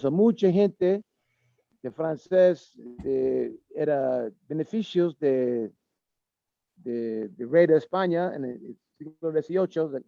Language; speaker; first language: Spanish; non-native, learner; English